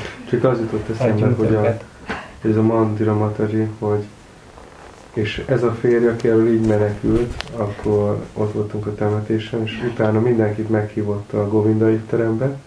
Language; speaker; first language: Hungarian; non-native, learner; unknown